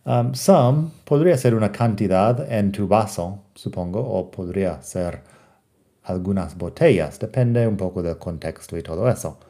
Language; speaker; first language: Spanish; non-native, fluent; English